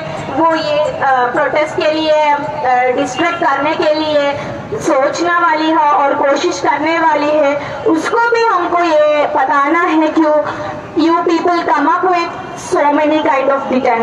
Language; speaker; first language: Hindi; non-native, local second language; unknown